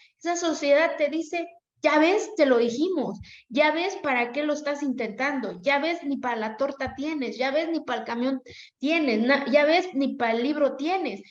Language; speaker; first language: Spanish; non-native, local second language; Zapotec